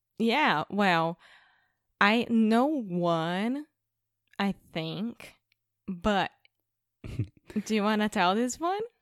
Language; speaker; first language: English; non-native, fluent; Portuguese